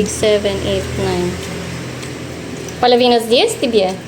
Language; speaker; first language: Russian; non-native, learner; Filipino